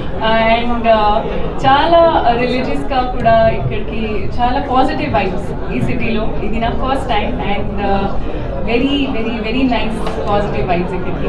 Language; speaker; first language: Telugu; non-native, learner; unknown